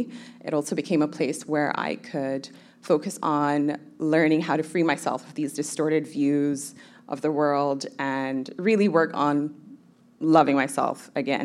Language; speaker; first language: English; non-native, local second language; Somali